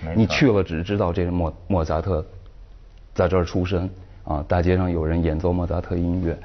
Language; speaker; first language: Chinese; native; Chinese